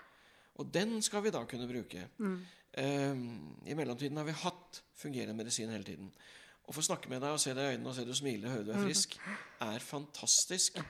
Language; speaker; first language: Norwegian; native; Norwegian